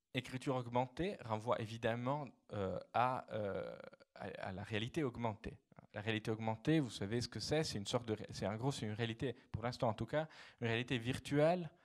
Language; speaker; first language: French; non-native, fluent; Italian